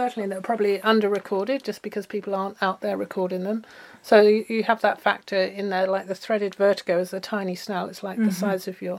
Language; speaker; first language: English; native; English